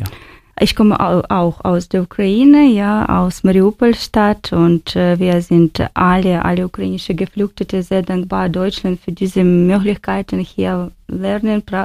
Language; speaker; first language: German; non-native, fluent; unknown